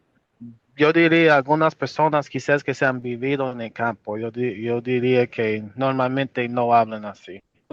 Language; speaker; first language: Spanish; non-native, fluent; English